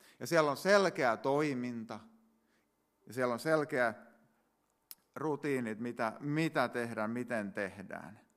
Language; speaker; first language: Finnish; native; Finnish